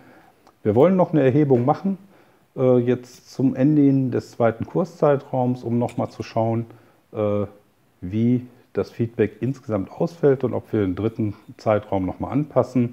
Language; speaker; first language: German; native; German